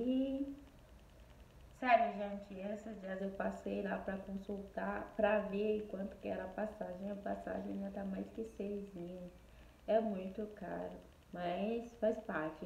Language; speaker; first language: Portuguese; non-native, fluent; Haitian Creole